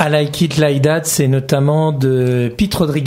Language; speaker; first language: French; native; French